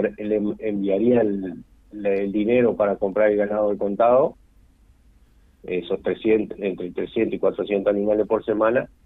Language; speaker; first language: Spanish; native; Spanish